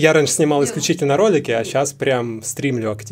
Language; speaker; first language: Russian; native; Russian